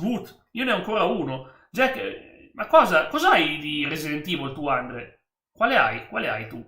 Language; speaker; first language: Italian; native; Italian